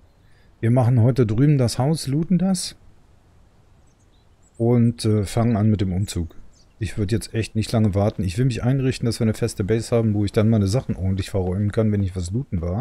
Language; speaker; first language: German; native; German